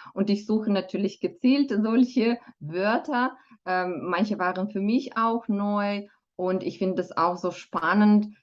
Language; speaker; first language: German; non-native, fluent; Romanian